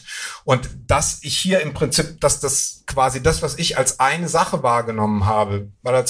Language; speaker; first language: German; native; German